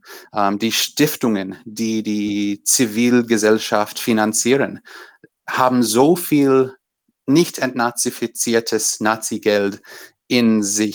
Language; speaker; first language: German; non-native, fluent; English